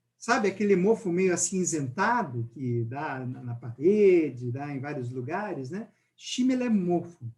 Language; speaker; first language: Portuguese; native; Portuguese